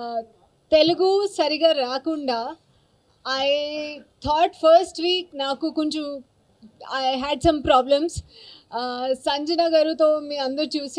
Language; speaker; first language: Telugu; non-native, learner; Hindi